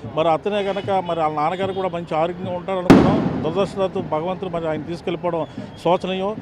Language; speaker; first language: Telugu; native; Telugu